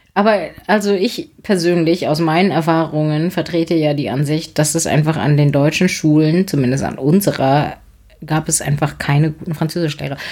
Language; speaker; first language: German; native; German